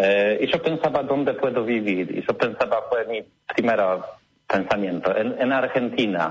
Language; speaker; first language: Spanish; non-native, learner; Polish